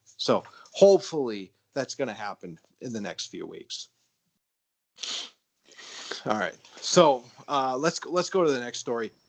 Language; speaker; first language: English; native; English